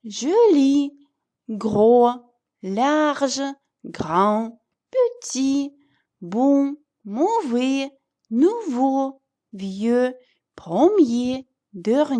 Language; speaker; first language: French; non-native, fluent; Russian